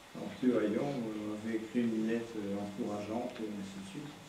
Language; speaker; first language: French; native; French